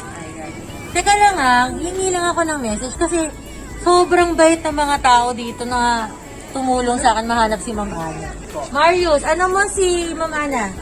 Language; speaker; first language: Filipino; native; Filipino